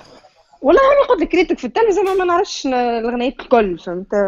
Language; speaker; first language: Arabic; native; Arabic